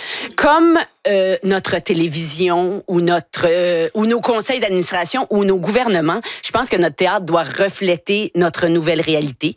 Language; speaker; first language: French; native; French